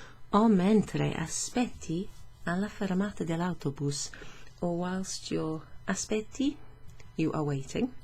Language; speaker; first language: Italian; non-native, fluent; English